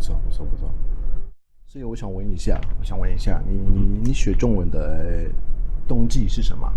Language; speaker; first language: Chinese; non-native, fluent; Spanish